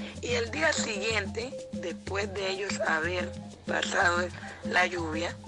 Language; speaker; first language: Spanish; native; Spanish